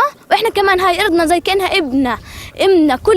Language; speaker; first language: Arabic; native; Arabic